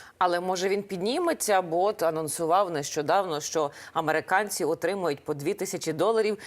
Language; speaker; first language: Ukrainian; native; Ukrainian